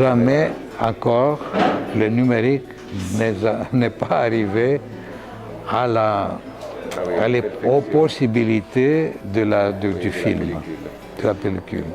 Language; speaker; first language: French; non-native, fluent; Greek